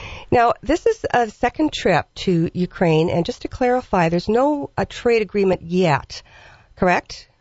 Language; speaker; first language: English; early bilingual, other home language; Ukrainian